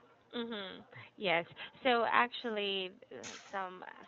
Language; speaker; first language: English; non-native, fluent; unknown